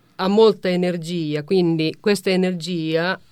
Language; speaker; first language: Italian; non-native, fluent; Finnish